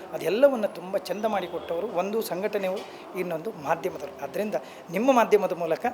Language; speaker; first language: Kannada; native; Kannada